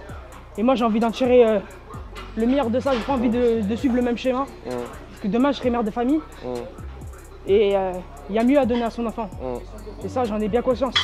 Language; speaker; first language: French; native; French